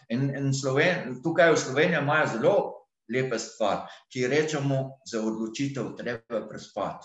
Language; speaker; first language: Slovenian; non-native, fluent; Arabic